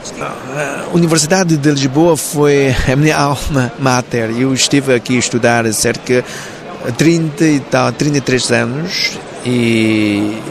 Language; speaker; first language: Portuguese; non-native, local second language; Cantonese